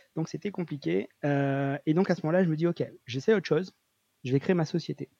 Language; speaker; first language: French; native; French